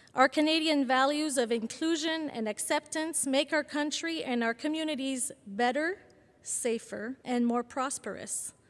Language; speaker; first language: English; non-native, local second language; French